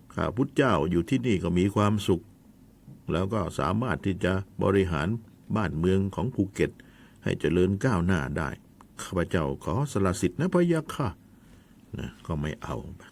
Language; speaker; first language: Thai; native; Thai